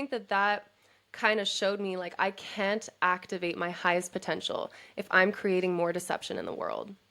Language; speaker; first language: English; native; English